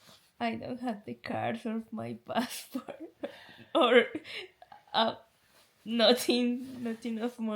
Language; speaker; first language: English; non-native, fluent; Spanish